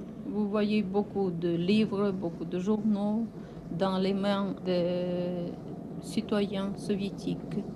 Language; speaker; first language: French; non-native, fluent; Russian